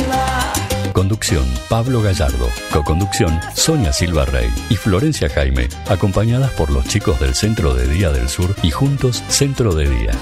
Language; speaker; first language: Spanish; native; Spanish